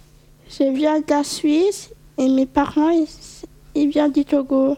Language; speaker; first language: French; early bilingual, other home language; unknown